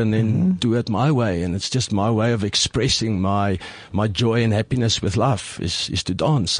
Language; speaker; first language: English; non-native, local second language; Afrikaans